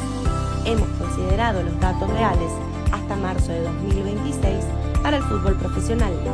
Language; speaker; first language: Spanish; native; Spanish